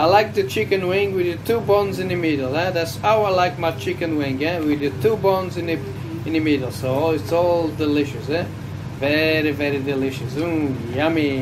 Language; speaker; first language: English; non-native, fluent; Portuguese